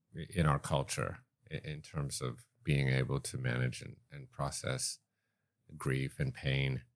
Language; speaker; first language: English; native; English